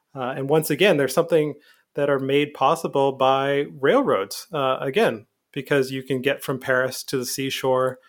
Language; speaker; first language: English; native; English